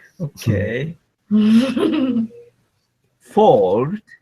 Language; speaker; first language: English; non-native, learner; Japanese